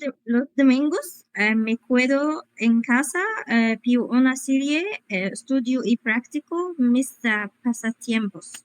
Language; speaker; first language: Spanish; non-native, learner; Arabic